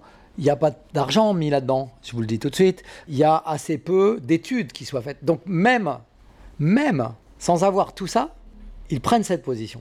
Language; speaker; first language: French; native; French